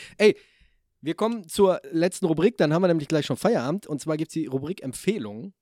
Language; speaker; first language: German; native; German